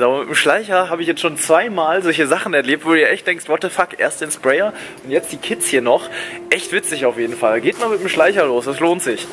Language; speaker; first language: German; native; German